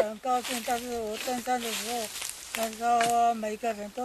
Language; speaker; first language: Chinese; non-native, local second language; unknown